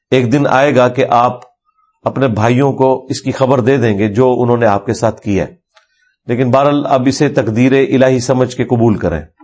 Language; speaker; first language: Urdu; non-native, local second language; Punjabi